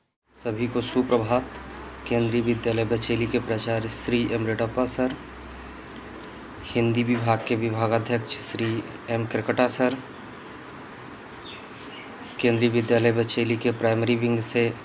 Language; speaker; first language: Hindi; native; Hindi